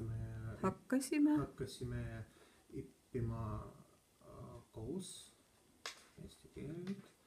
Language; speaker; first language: Estonian; non-native, learner; Russian